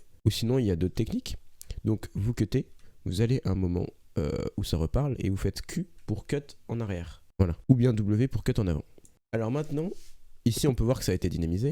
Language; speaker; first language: French; native; French